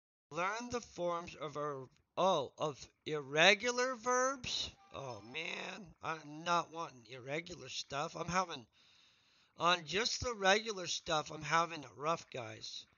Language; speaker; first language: English; native; English